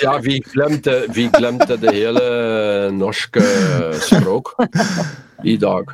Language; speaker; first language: Norwegian; non-native, learner; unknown